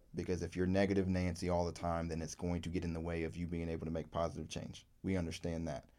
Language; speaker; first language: English; native; English